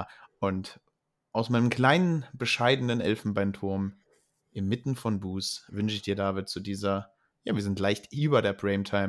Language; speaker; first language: German; native; German